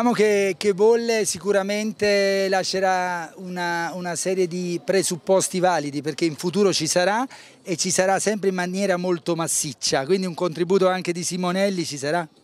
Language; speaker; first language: Italian; native; Italian